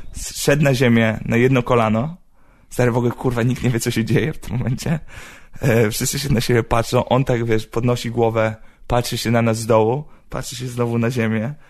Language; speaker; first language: Polish; native; Polish